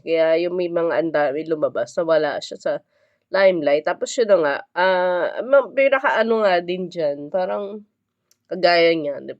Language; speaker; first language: Filipino; native; Filipino